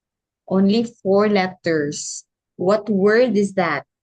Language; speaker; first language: English; non-native, local second language; Filipino